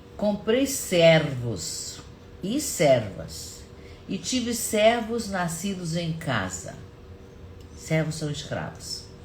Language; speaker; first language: Portuguese; non-native, fluent; German